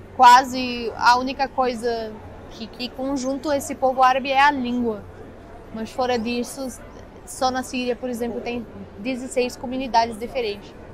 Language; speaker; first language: Portuguese; non-native, fluent; Arabic